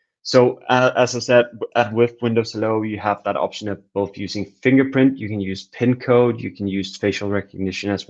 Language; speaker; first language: English; non-native, fluent; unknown